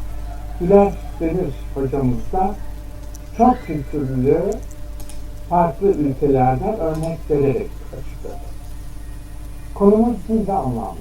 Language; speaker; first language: Turkish; native; Turkish